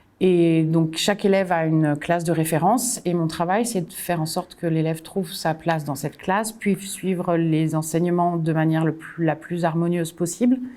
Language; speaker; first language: French; native; French